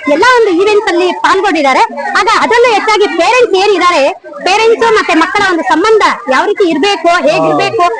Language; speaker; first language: Kannada; native; Kannada